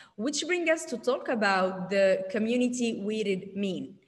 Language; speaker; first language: English; non-native, learner; Arabic